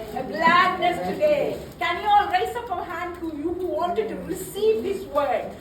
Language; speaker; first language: English; non-native, local second language; Tamil